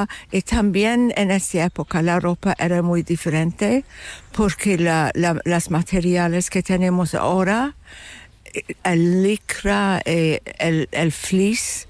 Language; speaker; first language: Spanish; non-native, fluent; English